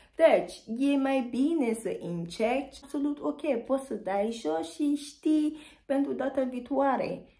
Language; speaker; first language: Romanian; non-native, learner; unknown